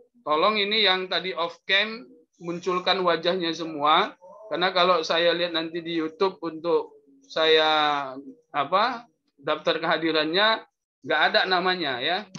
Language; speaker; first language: Indonesian; native; Indonesian